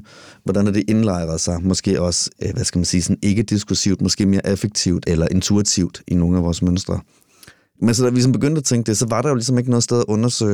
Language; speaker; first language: Danish; native; Danish